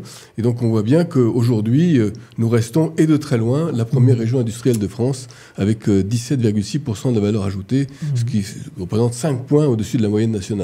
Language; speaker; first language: French; native; French